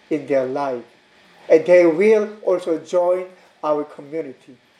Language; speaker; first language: English; non-native, learner; Korean